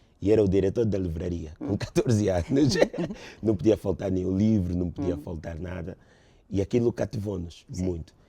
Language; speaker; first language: Portuguese; native; Portuguese